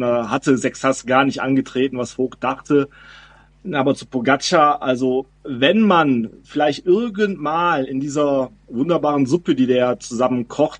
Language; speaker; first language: German; native; German